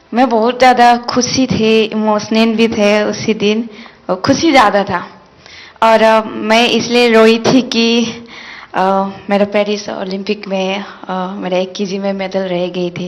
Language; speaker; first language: Hindi; non-native, local second language; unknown